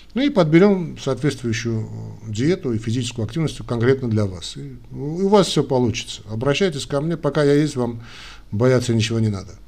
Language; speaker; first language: Russian; non-native, local second language; Armenian